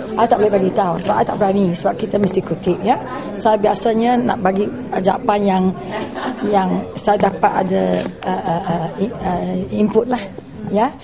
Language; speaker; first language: Malay; non-native, local second language; Chinese